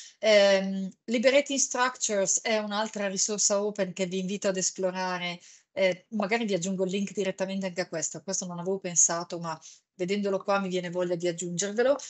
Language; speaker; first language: Italian; native; Italian